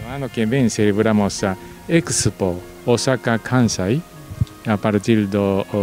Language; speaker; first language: Portuguese; non-native, fluent; Japanese